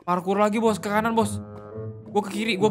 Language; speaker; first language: Indonesian; native; Indonesian